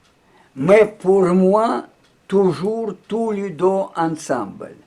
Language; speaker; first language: French; non-native, learner; Russian